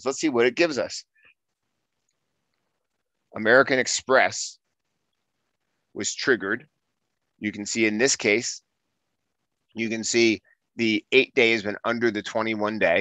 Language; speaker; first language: English; native; English